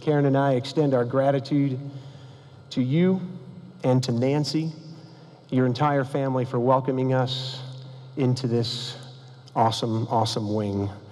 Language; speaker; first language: English; native; English